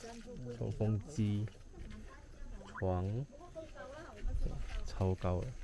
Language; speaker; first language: Chinese; native; Chinese